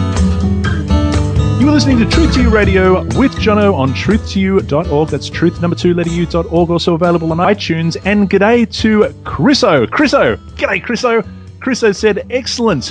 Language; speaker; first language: English; native; English